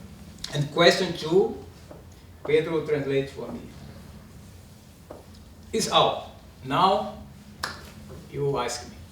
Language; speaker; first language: English; non-native, learner; Portuguese